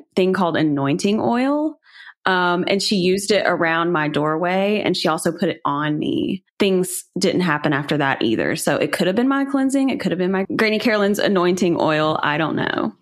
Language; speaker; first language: English; native; English